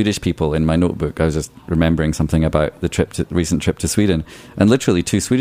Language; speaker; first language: English; native; English